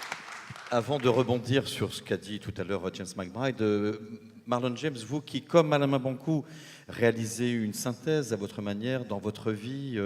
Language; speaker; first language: French; native; French